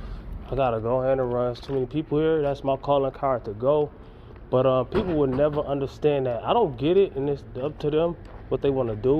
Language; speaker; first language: English; native; English